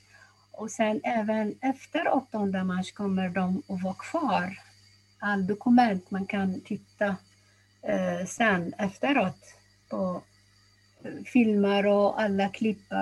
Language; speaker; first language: Swedish; non-native, fluent; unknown